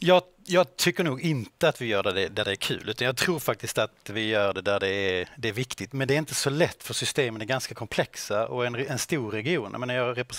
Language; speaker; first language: Swedish; native; Swedish